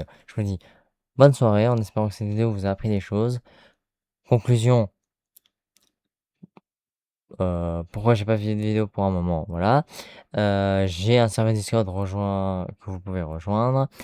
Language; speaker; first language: French; native; French